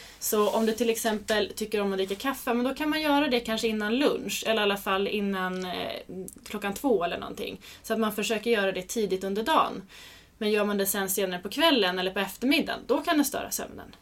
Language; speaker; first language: Swedish; native; Swedish